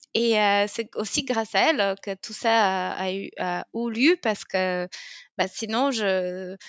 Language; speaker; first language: French; non-native, fluent; Polish